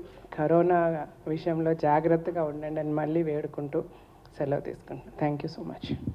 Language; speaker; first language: Telugu; native; Telugu